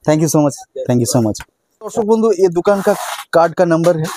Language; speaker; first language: Hindi; non-native, local second language; Bangla